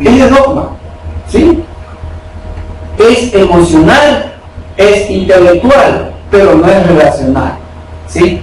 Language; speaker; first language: Spanish; native; Spanish